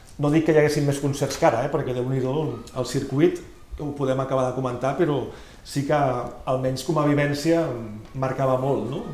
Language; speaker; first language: Catalan; native; Catalan